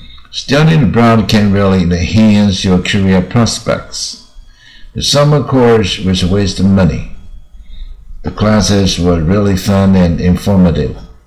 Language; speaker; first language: English; non-native, fluent; Chinese